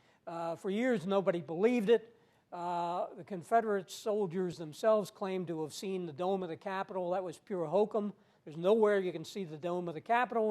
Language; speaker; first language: English; native; English